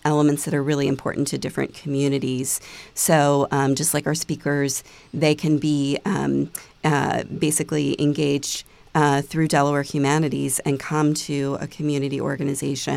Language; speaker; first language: English; native; English